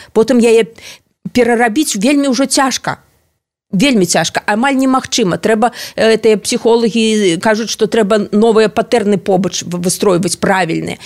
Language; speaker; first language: Belarusian; non-native, local second language; Russian